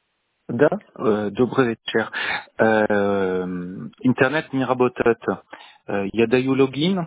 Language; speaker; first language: Russian; non-native, learner; French